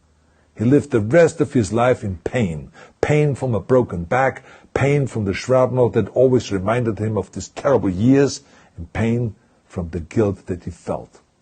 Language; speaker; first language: English; non-native, fluent; German